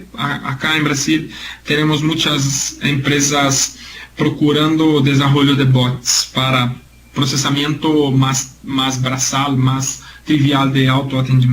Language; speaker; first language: Spanish; non-native, learner; Portuguese